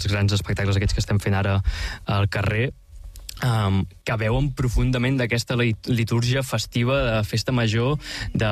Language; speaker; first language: Catalan; native; Catalan